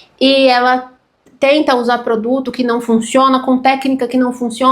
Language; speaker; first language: Portuguese; native; Portuguese